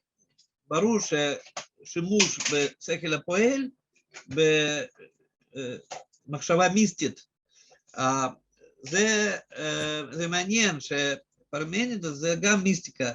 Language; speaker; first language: Hebrew; non-native, fluent; Russian